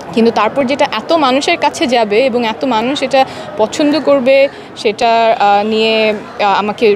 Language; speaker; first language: Bangla; native; Bangla